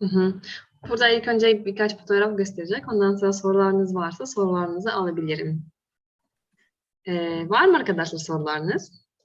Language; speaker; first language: Turkish; non-native, fluent; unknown